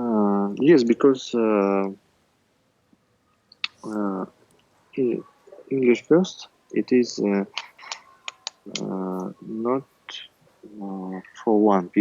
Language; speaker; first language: English; non-native, learner; Russian